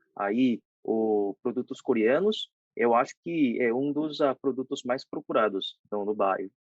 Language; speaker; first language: Portuguese; non-native, fluent; Korean